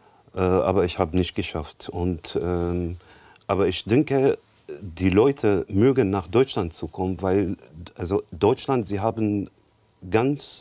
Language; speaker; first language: German; non-native, learner; Arabic